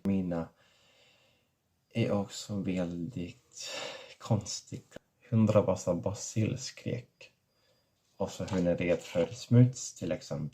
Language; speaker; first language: Swedish; non-native, fluent; Catalan